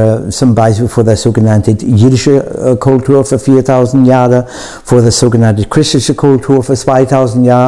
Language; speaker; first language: German; non-native, fluent; English